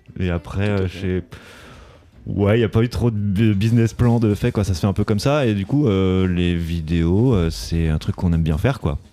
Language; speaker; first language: French; native; French